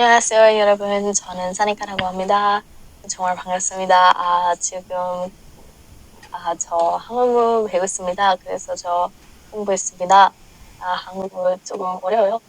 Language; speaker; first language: Korean; non-native, learner; English